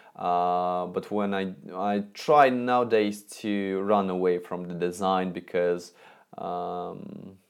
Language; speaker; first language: English; non-native, fluent; Russian